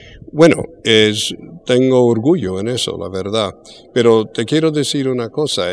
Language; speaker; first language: Spanish; early bilingual, heritage; English